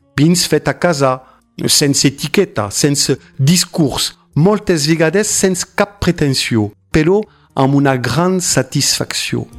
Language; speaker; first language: Catalan; non-native, fluent; French